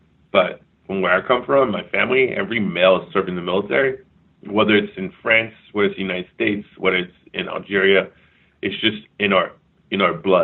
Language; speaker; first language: English; early bilingual, other home language; French